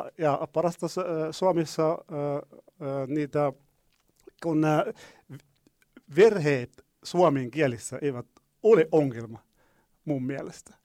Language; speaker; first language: Finnish; non-native, learner; Arabic